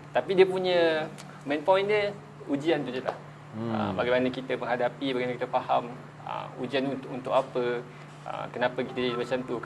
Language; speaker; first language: Malay; native; Malay